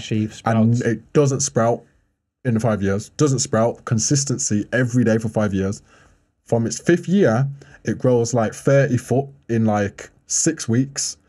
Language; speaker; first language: English; native; English